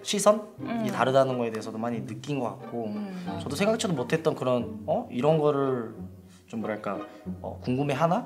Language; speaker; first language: Korean; early bilingual, heritage; Korean